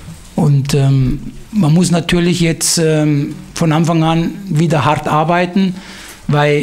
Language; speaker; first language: German; non-native, fluent; Italian